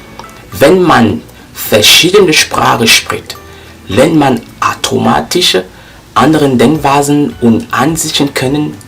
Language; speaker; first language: German; non-native, learner; French